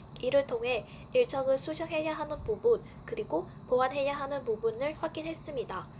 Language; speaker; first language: Korean; non-native, fluent; Vietnamese